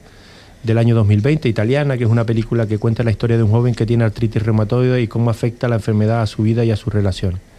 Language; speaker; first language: Spanish; native; Spanish